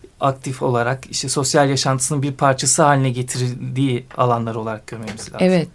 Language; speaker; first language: Turkish; native; Turkish